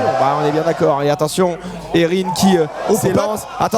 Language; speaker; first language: French; native; French